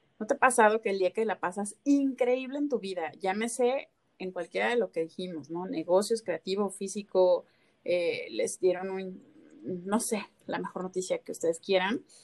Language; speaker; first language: Spanish; native; Spanish